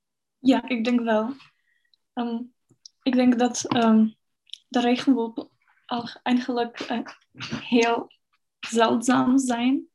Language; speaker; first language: Dutch; non-native, fluent; Czech